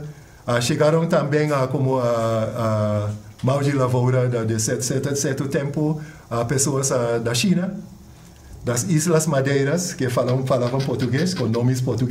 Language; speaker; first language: Portuguese; non-native, fluent; English